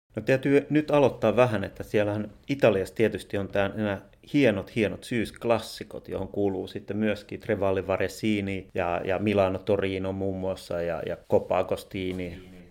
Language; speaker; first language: Finnish; native; Finnish